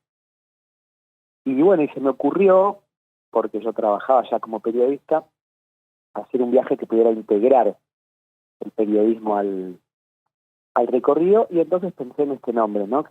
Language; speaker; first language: Spanish; native; Spanish